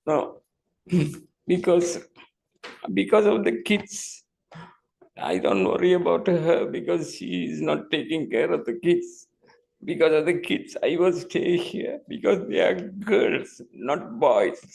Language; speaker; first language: English; non-native, learner; Tamil